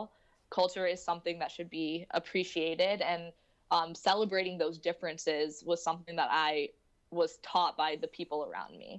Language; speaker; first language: English; native; English